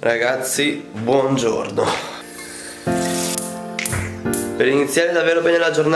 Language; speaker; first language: Italian; native; Italian